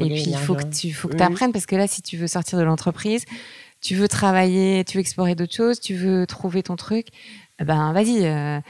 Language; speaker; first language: French; native; French